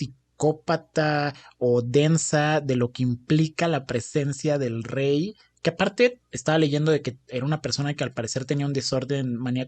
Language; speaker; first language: Spanish; native; Spanish